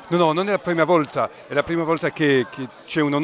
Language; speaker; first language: Italian; non-native, learner; French